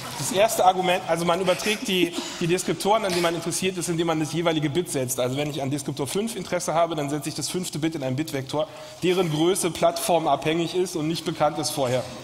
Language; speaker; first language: German; native; German